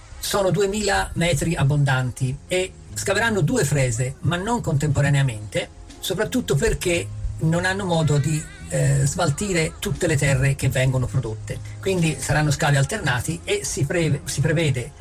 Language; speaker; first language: Italian; native; Italian